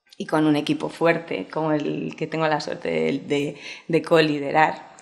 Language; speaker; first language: Spanish; native; Spanish